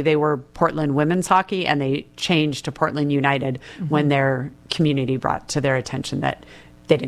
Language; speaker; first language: English; native; English